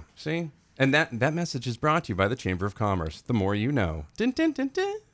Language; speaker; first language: English; native; English